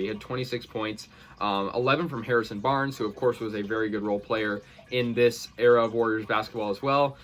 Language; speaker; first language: English; native; English